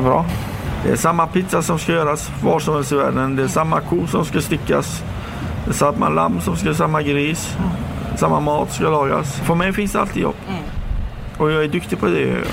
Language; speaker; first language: Swedish; early bilingual, other home language; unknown